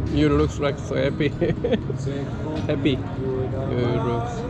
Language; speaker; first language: English; non-native, learner; Korean